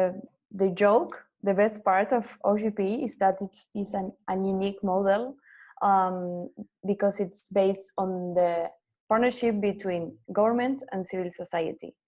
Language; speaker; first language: English; non-native, fluent; Spanish